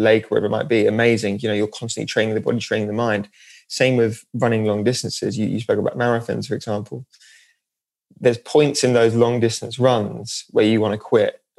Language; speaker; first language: English; native; English